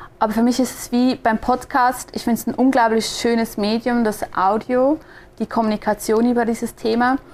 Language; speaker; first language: German; native; German